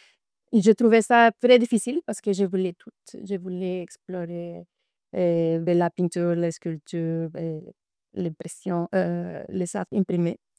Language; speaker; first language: French; non-native, fluent; Spanish